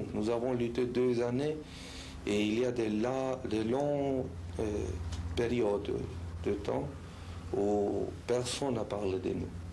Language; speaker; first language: French; non-native, learner; Spanish